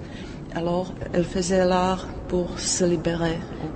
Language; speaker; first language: French; non-native, fluent; Czech